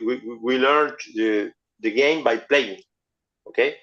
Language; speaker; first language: English; non-native, learner; Spanish